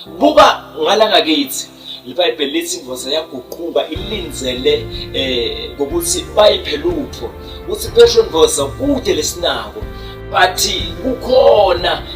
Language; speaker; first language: Zulu; non-native, local second language; Swati